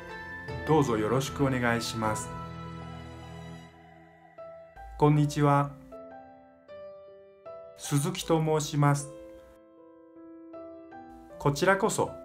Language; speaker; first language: Japanese; native; Japanese